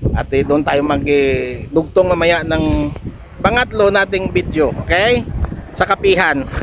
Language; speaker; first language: Filipino; non-native, local second language; Hiligaynon